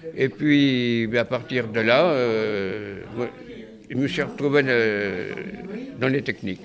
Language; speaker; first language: French; native; French